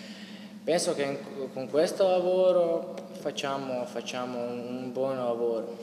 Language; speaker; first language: Italian; non-native, learner; Croatian